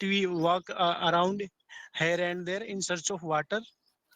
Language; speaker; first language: English; non-native, learner; Hindi